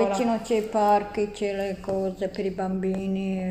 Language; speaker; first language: Italian; non-native, learner; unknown